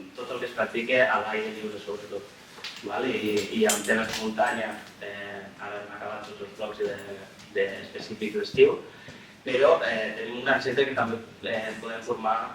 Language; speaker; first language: Catalan; non-native, local second language; Occitan